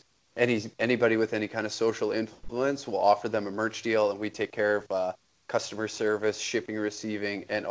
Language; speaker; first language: English; native; English